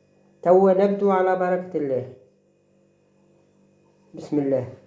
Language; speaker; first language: Arabic; native; Arabic